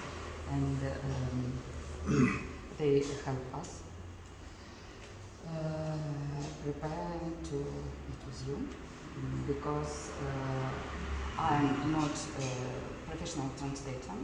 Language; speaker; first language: English; non-native, learner; Russian